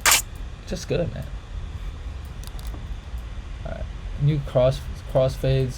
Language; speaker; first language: English; native; English